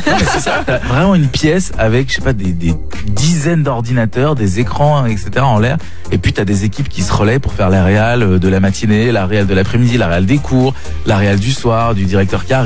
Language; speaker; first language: French; native; French